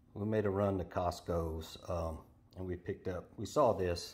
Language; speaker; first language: English; native; English